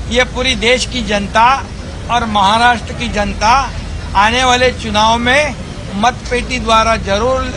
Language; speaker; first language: Hindi; non-native, local second language; Marathi